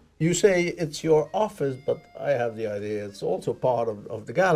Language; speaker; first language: English; non-native, fluent; Dutch